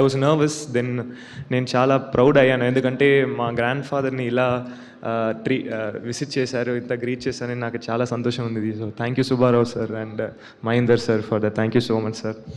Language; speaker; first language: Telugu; non-native, learner; Tamil